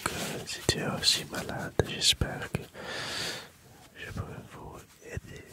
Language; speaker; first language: French; non-native, learner; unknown